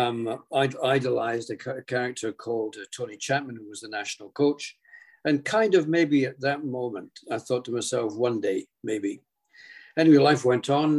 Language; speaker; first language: English; native; English